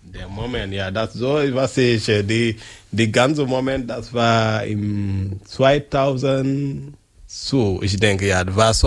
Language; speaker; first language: German; non-native, learner; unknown